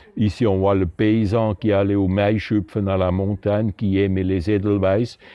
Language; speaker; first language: French; native; French